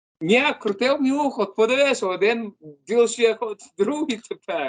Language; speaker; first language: Ukrainian; early bilingual, heritage; English